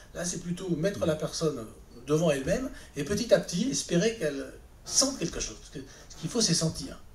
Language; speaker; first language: French; native; French